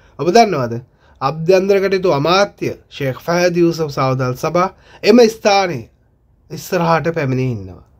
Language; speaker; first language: Sinhala; non-native, local second language; Tamil